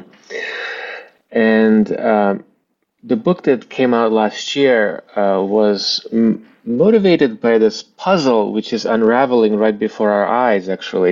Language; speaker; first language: English; non-native, fluent; Russian